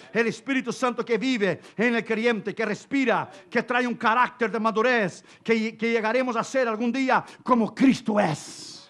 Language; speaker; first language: Spanish; non-native, fluent; Portuguese